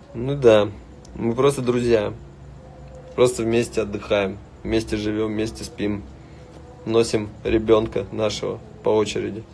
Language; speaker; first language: Russian; native; Russian